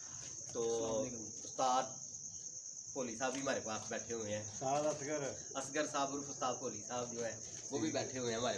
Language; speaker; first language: Hindi; non-native, local second language; Punjabi